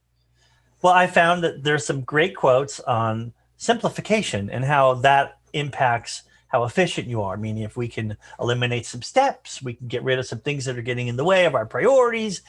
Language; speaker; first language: English; native; English